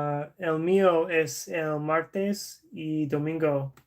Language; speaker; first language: Spanish; non-native, learner; English